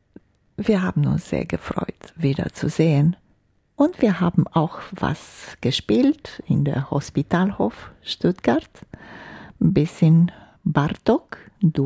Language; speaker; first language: German; non-native, fluent; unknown